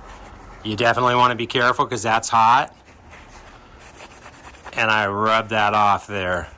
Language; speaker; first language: English; native; English